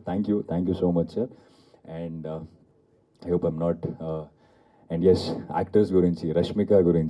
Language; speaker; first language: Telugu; non-native, fluent; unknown